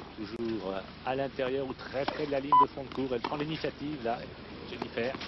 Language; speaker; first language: French; native; French